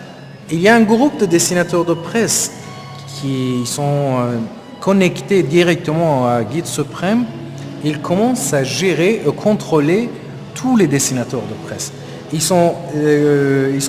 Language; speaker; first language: French; non-native, learner; Persian